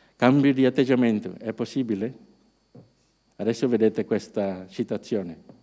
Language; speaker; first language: Italian; non-native, fluent; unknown